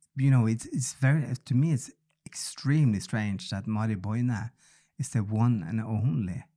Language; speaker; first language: English; non-native, fluent; Norwegian